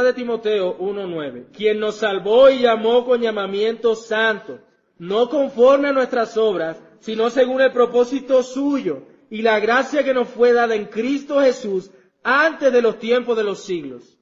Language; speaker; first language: Spanish; native; Spanish